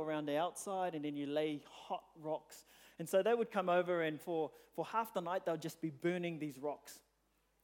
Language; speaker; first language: English; native; English